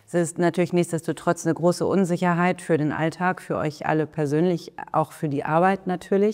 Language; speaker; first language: German; native; German